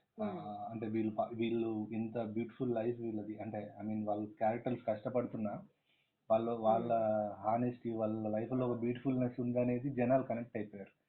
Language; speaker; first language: Telugu; native; Telugu